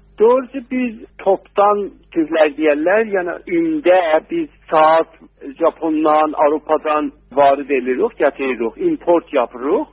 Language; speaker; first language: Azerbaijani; native; Azerbaijani